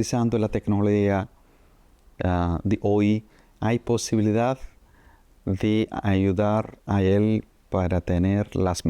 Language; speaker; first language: Spanish; non-native, fluent; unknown